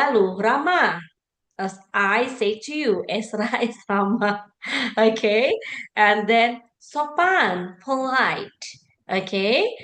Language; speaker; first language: English; non-native, learner; Indonesian